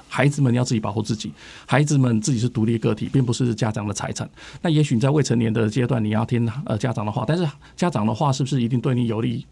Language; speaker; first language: Chinese; native; Chinese